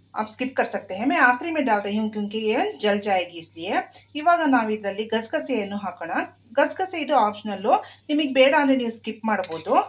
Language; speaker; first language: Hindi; native; Hindi